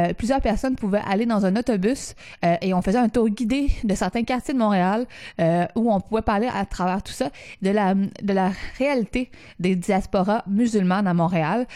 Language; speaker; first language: French; native; French